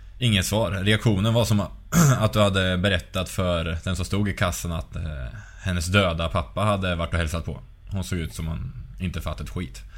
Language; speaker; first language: Swedish; native; Swedish